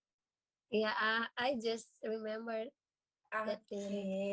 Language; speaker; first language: English; non-native, learner; Indonesian